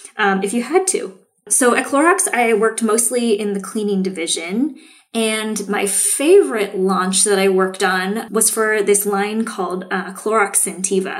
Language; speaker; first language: English; native; English